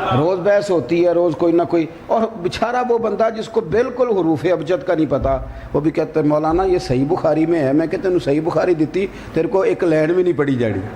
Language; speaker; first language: Urdu; non-native, local second language; Punjabi